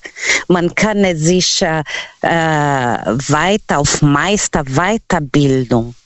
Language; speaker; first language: German; non-native, learner; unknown